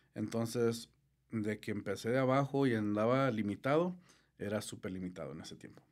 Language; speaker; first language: Spanish; early bilingual, heritage; Spanish